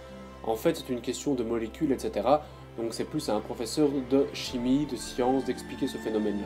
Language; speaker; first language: French; native; French